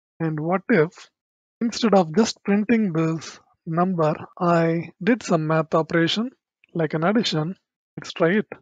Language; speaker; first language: English; non-native, local second language; Tamil